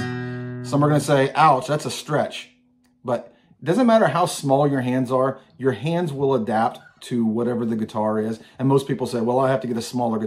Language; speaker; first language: English; native; English